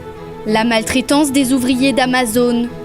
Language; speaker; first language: French; native; French